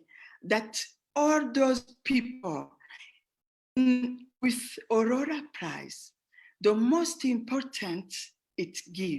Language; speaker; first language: English; non-native, fluent; Rundi